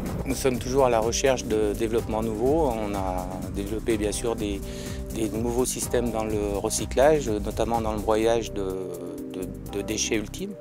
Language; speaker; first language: French; native; French